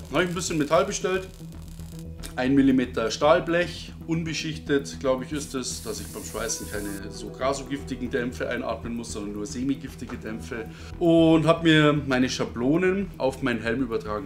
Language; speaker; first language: German; native; German